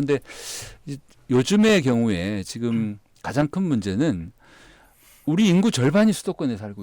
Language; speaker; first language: Korean; native; Korean